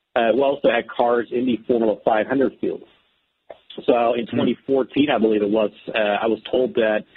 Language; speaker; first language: English; non-native, fluent; Dutch